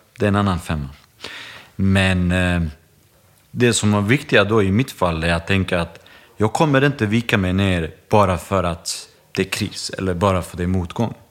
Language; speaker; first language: Swedish; early bilingual, other home language; Bosnian